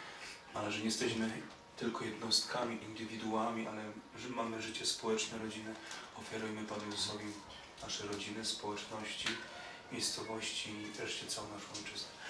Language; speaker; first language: Polish; native; Polish